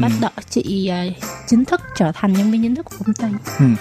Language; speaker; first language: Vietnamese; native; Vietnamese